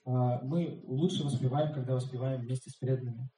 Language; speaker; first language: Russian; native; Russian